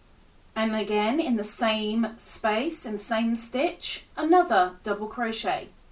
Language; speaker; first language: English; native; English